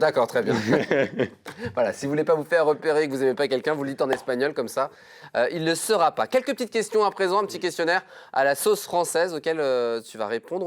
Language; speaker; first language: French; native; French